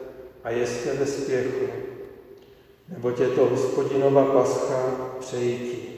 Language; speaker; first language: Czech; native; Czech